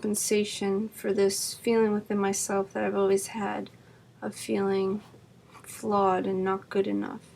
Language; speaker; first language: English; native; English